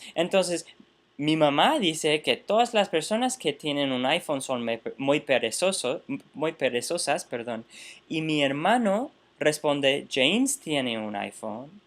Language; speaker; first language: Spanish; non-native, fluent; English